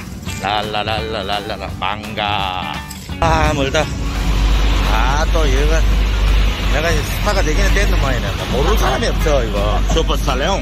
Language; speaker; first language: Korean; native; Korean